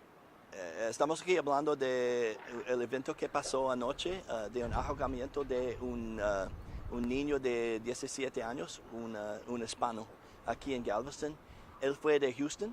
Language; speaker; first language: Spanish; non-native, learner; English